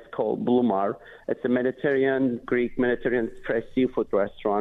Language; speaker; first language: English; non-native, fluent; Turkish